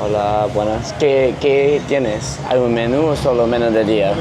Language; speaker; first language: Spanish; non-native, learner; English